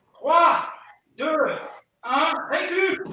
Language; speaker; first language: French; native; French